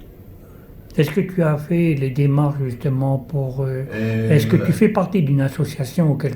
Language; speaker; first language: French; native; French